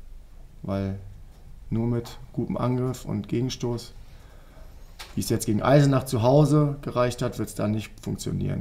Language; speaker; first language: German; native; German